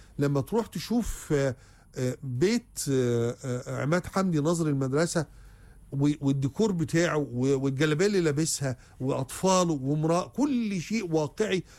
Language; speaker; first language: Egyptian Arabic; native; Egyptian Arabic